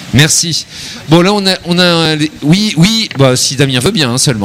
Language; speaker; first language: French; native; French